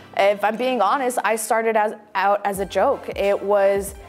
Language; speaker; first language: English; native; English